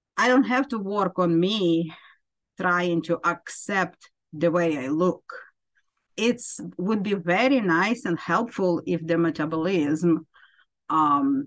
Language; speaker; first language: English; non-native, fluent; Ukrainian